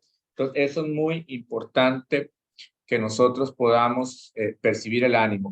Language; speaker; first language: Spanish; native; Spanish